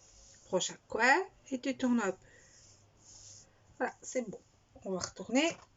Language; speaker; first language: French; native; French